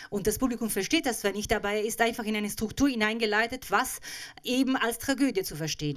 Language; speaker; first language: German; native; German